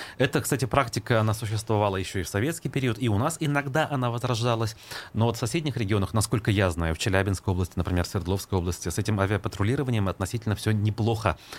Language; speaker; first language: Russian; native; Russian